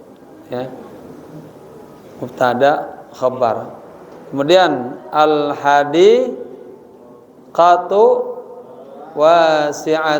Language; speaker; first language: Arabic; non-native, fluent; Indonesian